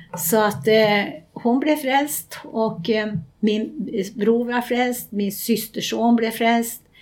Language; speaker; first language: Swedish; native; Swedish